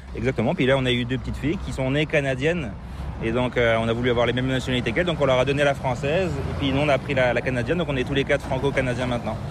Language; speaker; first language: French; native; French